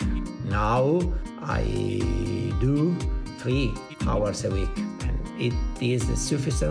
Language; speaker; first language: English; non-native, learner; Italian